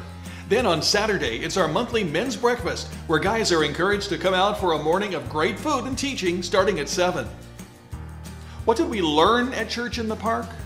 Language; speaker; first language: English; native; English